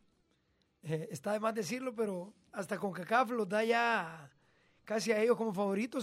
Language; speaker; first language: Spanish; native; Spanish